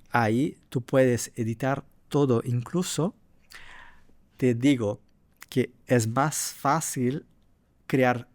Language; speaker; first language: Spanish; non-native, fluent; Portuguese